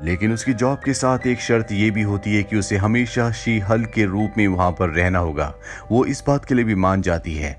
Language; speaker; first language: Hindi; native; Hindi